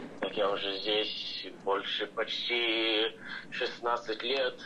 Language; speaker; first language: Russian; early bilingual, heritage; English